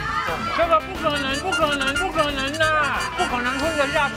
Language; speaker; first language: Chinese; native; Chinese